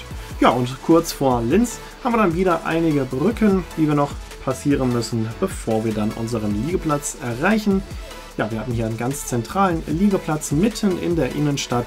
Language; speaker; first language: German; native; German